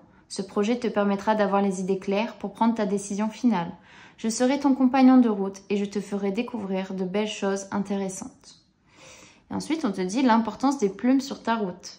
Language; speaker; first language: French; native; French